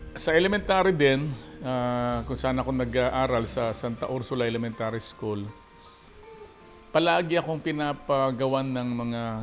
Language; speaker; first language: Filipino; non-native, local second language; Pampanga